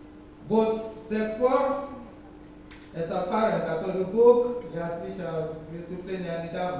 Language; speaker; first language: Russian; non-native, learner; Yoruba